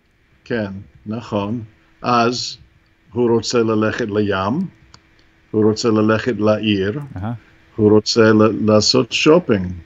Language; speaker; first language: Hebrew; non-native, fluent; English